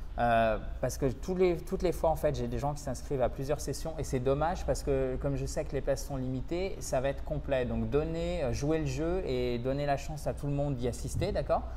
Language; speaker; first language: French; native; French